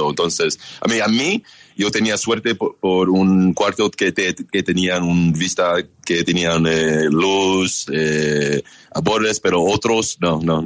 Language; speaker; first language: Spanish; non-native, learner; English